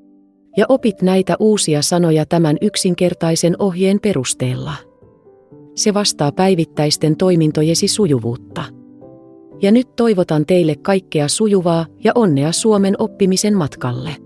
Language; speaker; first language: Finnish; non-native, fluent; Vietnamese